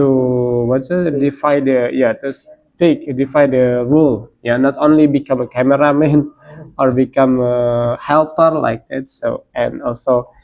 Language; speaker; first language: English; non-native, learner; Indonesian